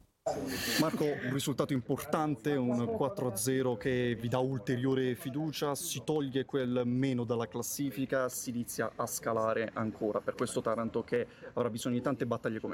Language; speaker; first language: Italian; native; Italian